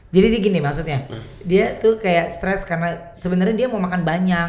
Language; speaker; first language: Indonesian; native; Indonesian